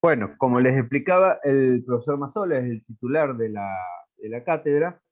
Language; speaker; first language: Spanish; native; Spanish